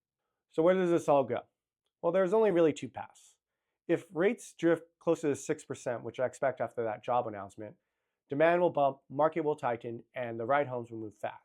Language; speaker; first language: English; native; English